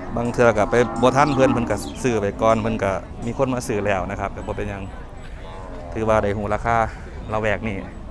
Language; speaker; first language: Thai; native; Thai